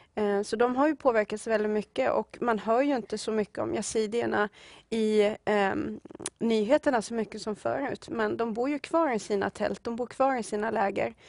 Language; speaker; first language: Swedish; native; Swedish